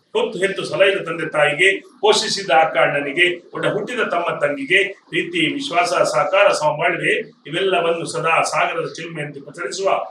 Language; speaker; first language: Kannada; native; Kannada